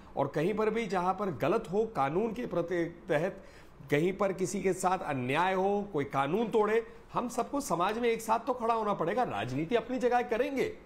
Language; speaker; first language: Hindi; native; Hindi